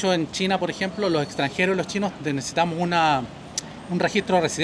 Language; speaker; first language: Spanish; native; Spanish